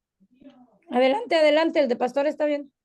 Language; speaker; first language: Spanish; native; Spanish